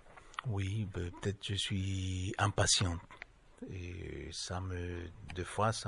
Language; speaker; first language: French; non-native, fluent; Spanish